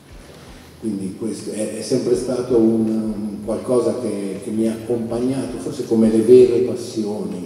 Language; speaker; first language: Italian; native; Italian